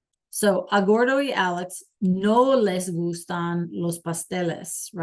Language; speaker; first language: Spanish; non-native, fluent; English